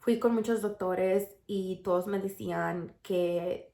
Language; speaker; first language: Spanish; early bilingual, heritage; Spanish